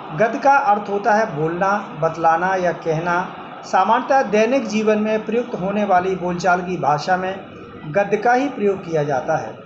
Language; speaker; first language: Hindi; native; Hindi